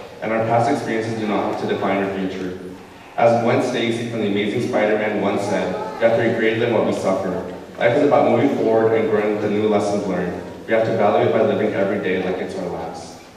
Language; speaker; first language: English; early bilingual, other home language; Spanish